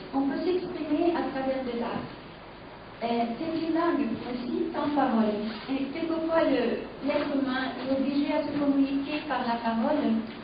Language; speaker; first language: French; non-native, fluent; Catalan